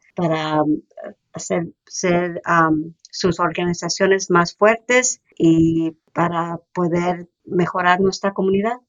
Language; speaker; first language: Spanish; early bilingual, heritage; Spanish